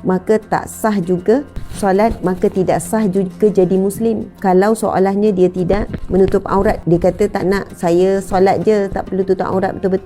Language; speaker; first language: Malay; native; Malay